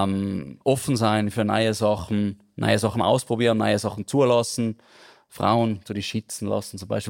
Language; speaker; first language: German; native; German